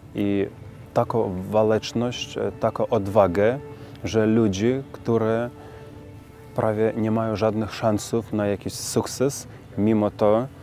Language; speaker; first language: Polish; non-native, fluent; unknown